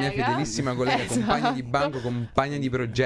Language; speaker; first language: Italian; native; Italian